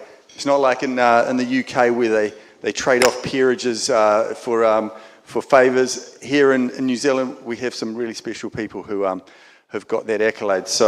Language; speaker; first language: English; native; English